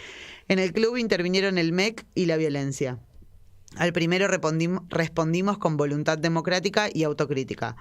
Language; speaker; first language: Spanish; native; Spanish